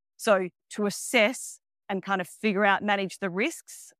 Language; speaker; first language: English; native; English